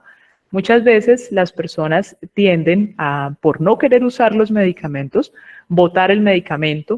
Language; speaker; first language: Spanish; native; Spanish